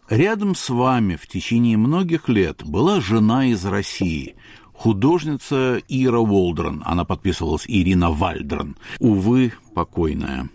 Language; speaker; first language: Russian; native; Russian